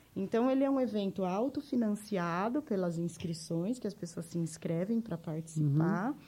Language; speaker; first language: Portuguese; native; Portuguese